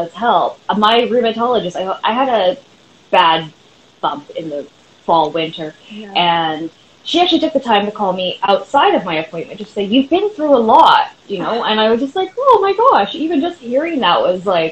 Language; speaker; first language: English; native; English